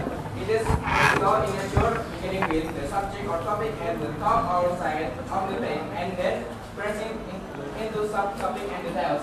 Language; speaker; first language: English; non-native, learner; Indonesian